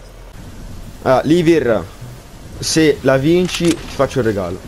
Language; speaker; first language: Italian; native; Italian